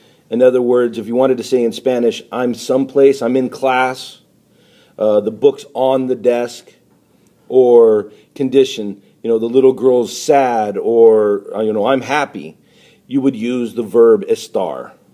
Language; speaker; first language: English; native; English